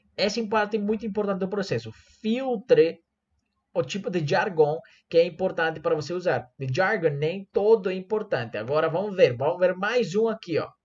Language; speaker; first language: Portuguese; non-native, fluent; Spanish